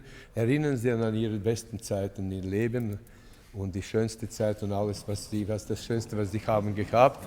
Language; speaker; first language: German; non-native, fluent; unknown